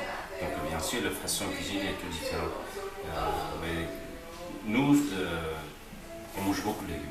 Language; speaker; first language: French; non-native, learner; Korean